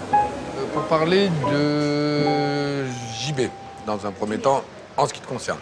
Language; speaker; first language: French; native; French